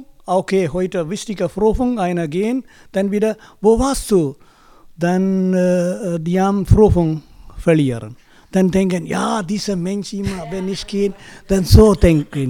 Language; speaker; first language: German; non-native, learner; Tamil